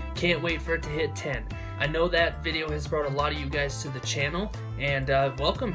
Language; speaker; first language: English; native; English